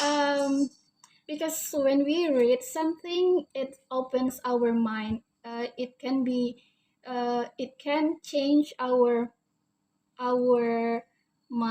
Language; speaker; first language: English; non-native, learner; Indonesian